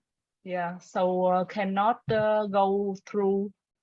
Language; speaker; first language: English; non-native, learner; Vietnamese